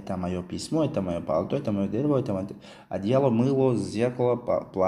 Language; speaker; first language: Russian; non-native, fluent; Tajik